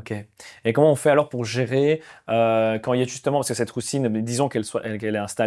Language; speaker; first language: French; native; French